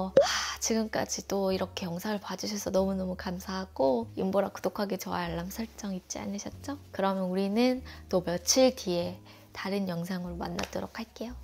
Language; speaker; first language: Korean; native; Korean